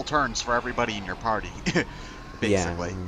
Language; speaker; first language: English; native; English